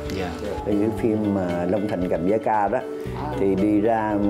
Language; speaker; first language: Vietnamese; native; Vietnamese